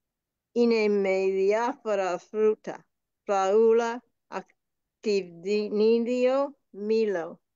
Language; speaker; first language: Greek; non-native, learner; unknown